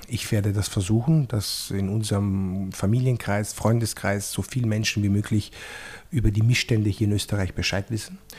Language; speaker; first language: German; non-native, fluent; Italian